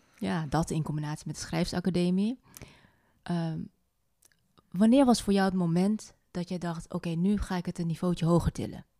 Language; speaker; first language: Dutch; native; Dutch